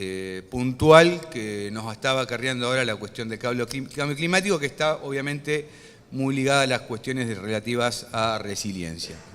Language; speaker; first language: Spanish; native; Spanish